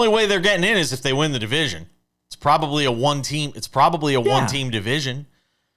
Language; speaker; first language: English; native; English